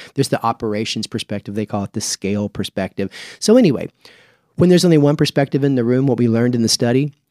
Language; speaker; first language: English; native; English